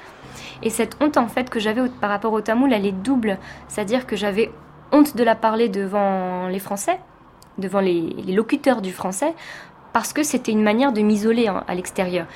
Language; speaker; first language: French; early bilingual, other home language; Tamil